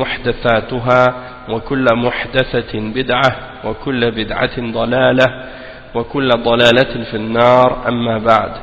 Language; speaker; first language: Arabic; non-native, fluent; French